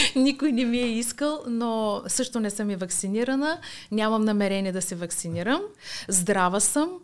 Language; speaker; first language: Bulgarian; native; Bulgarian